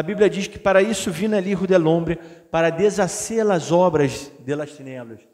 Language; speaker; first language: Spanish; non-native, fluent; Portuguese